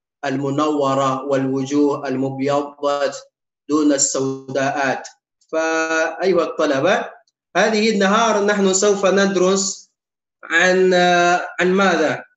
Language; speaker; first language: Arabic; non-native, fluent; Indonesian